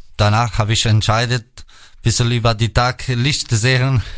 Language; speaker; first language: German; non-native, learner; Albanian